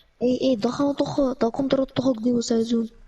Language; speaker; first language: Dutch; early bilingual, other home language; Turkish